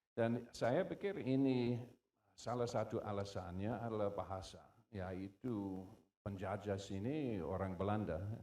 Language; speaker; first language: Indonesian; non-native, fluent; English